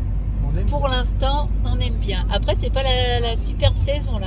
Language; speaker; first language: French; native; French